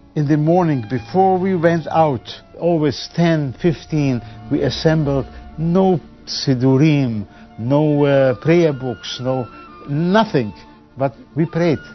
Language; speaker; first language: English; non-native, fluent; Polish